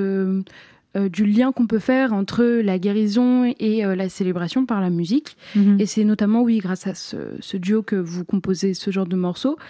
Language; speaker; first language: French; early bilingual, other home language; Arabic